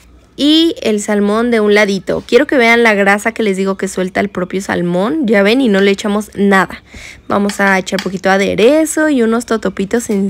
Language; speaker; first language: Spanish; native; Spanish